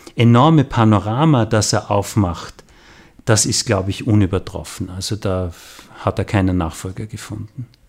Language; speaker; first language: German; native; German